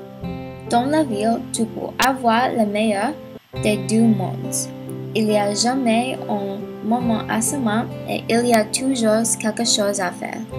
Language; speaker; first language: French; non-native, learner; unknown